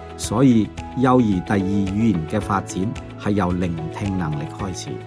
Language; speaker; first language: Cantonese; native; Cantonese